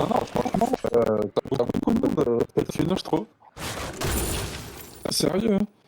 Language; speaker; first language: French; native; French